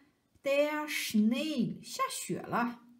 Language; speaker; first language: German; non-native, fluent; Chinese